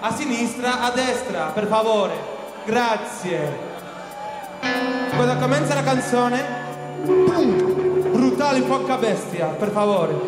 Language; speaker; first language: Italian; non-native, learner; French